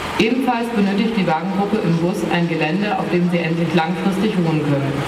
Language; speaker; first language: German; native; German